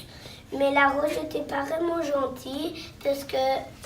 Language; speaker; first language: French; non-native, local second language; English